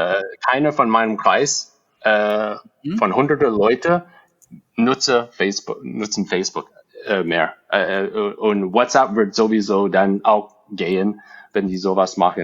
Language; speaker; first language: German; non-native, fluent; English